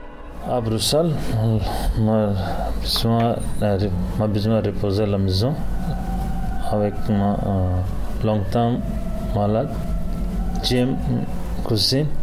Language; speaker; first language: French; non-native, learner; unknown